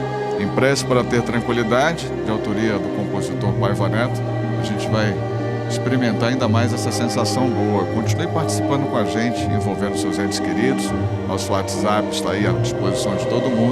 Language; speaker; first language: Portuguese; native; Portuguese